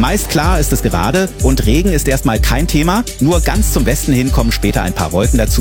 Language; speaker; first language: German; native; German